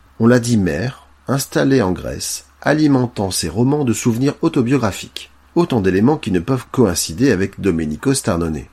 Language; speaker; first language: French; native; French